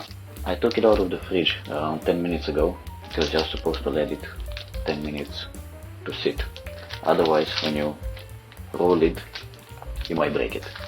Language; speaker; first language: English; non-native, fluent; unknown